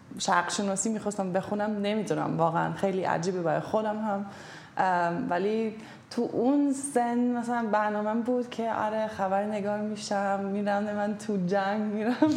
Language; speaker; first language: Persian; non-native, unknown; German